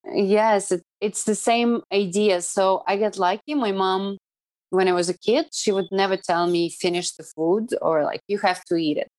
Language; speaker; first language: English; non-native, fluent; Russian